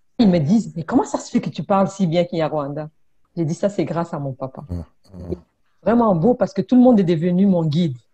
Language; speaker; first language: French; non-native, local second language; Kinyarwanda